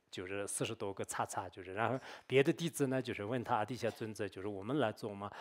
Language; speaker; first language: Chinese; non-native, local second language; Tibetan